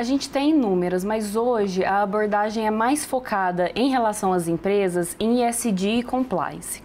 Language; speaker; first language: Portuguese; native; Portuguese